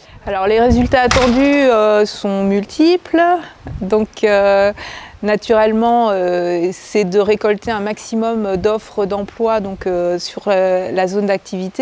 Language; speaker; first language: French; native; French